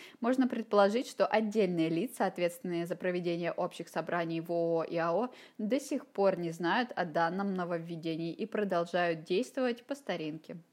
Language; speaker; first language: Russian; native; Russian